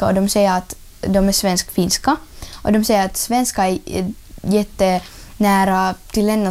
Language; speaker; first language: Swedish; early bilingual, other home language; Ukrainian